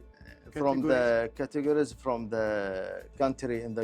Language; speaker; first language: English; non-native, local second language; Arabic